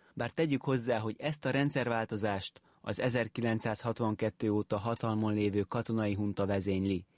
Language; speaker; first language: Hungarian; native; Hungarian